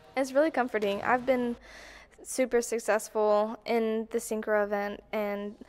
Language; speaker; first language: English; native; English